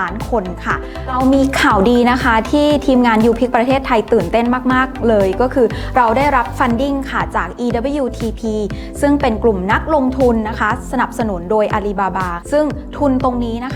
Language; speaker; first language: Thai; native; Thai